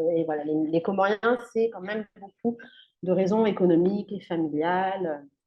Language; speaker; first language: French; native; French